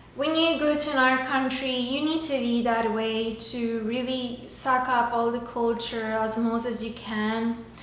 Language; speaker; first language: English; non-native, fluent; Spanish